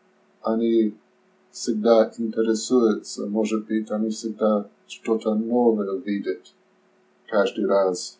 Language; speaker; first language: Russian; non-native, fluent; English